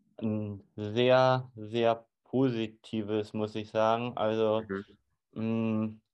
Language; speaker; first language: German; native; German